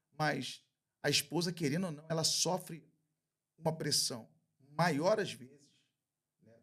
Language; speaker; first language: Portuguese; native; Portuguese